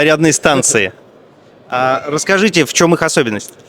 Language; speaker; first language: Russian; native; Russian